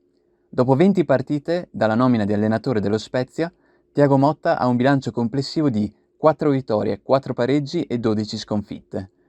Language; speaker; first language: Italian; native; Italian